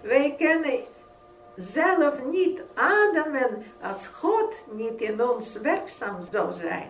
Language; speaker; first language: Dutch; non-native, fluent; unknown